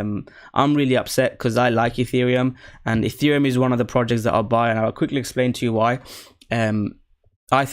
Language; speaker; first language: English; native; English